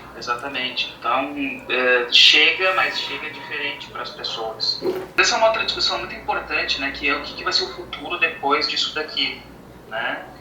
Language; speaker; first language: Portuguese; native; Portuguese